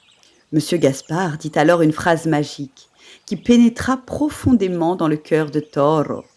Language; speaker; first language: French; native; French